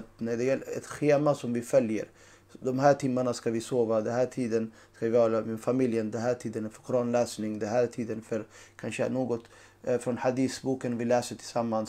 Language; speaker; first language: Swedish; non-native, fluent; Urdu